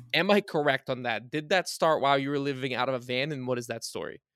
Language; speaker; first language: English; early bilingual, other home language; Bulgarian